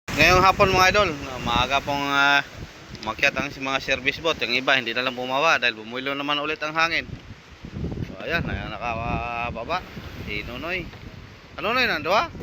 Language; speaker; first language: Filipino; non-native, local second language; Cebuano